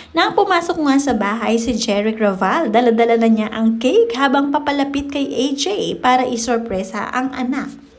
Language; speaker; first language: Filipino; native; Filipino